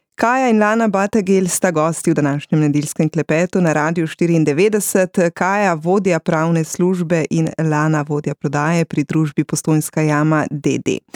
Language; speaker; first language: Slovenian; native; Slovenian